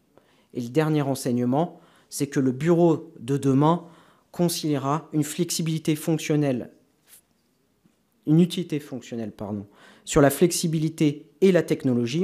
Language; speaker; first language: French; native; French